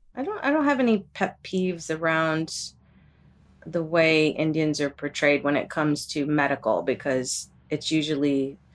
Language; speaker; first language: English; native; English